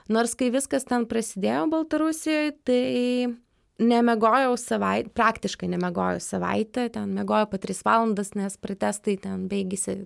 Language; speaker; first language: Lithuanian; non-native, fluent; Russian